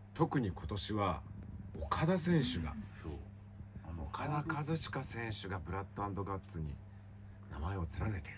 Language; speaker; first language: Japanese; native; Japanese